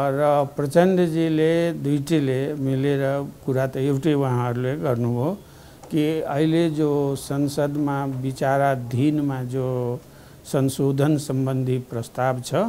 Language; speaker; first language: Nepali; non-native, local second language; Maithili